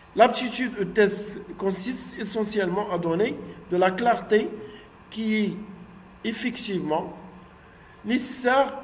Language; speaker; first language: French; non-native, local second language; Arabic